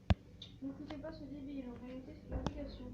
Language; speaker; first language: French; native; French